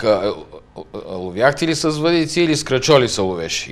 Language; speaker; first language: Bulgarian; native; Bulgarian